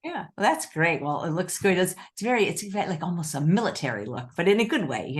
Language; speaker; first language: English; native; English